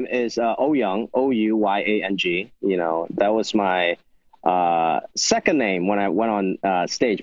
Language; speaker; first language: English; non-native, local second language; Wu Chinese